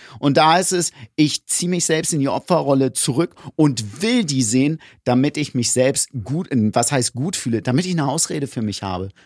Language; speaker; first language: German; early bilingual, other home language; Greek